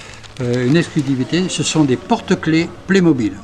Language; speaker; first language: French; native; French